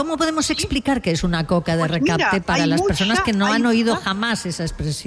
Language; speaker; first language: Spanish; non-native, local second language; Catalan